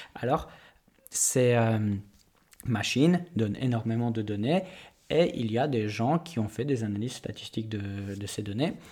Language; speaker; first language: French; non-native, fluent; Polish